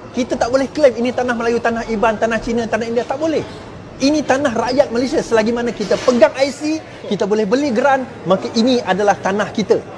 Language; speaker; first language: Malay; non-native, local second language; Chinese